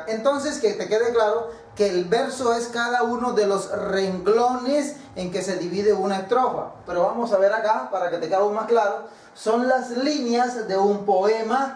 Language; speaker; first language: Spanish; native; Spanish